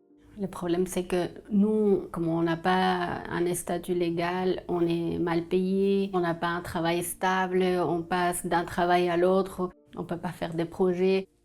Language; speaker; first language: French; non-native, fluent; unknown